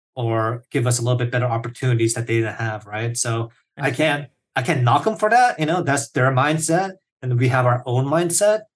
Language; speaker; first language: English; early bilingual, other home language; Korean